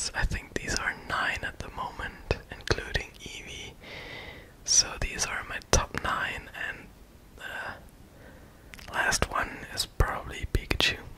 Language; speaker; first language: English; non-native, fluent; German